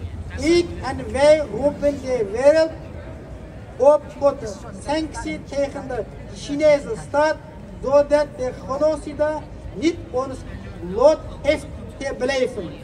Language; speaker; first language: Dutch; non-native, fluent; Uyghur